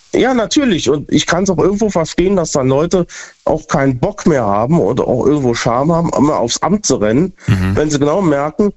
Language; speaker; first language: German; native; German